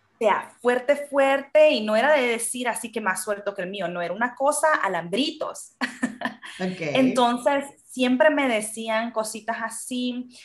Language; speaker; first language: Spanish; native; Spanish